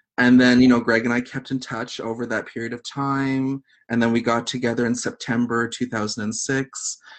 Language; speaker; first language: English; native; English